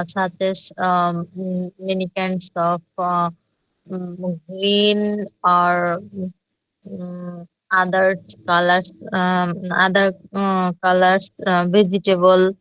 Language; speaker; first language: English; non-native, learner; Bangla